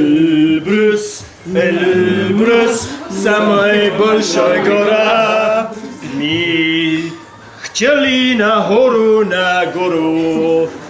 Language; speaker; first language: Russian; non-native, learner; English